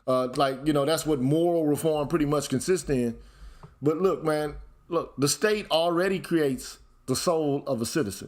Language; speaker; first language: English; native; English